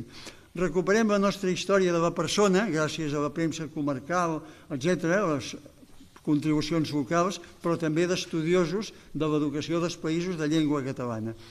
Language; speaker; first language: Catalan; native; Catalan